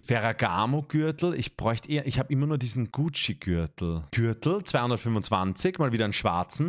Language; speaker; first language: German; native; German